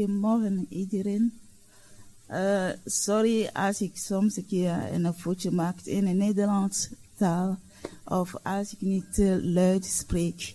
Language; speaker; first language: Dutch; non-native, learner; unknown